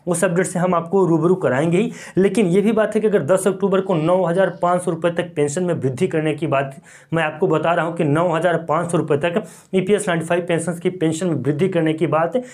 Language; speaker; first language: Hindi; native; Hindi